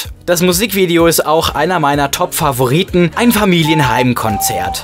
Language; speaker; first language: German; native; German